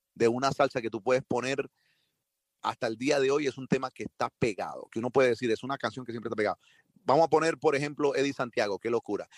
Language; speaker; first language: Spanish; early bilingual, heritage; Spanish